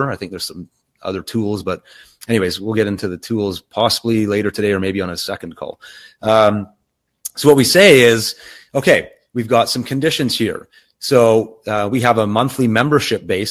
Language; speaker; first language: English; native; English